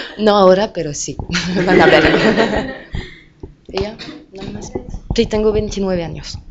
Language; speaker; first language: Spanish; non-native, fluent; French